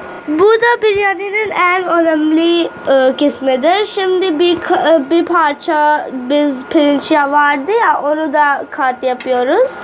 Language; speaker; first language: Turkish; non-native, learner; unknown